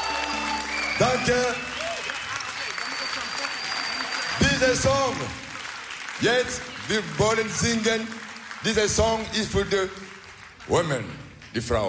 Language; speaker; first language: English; non-native, learner; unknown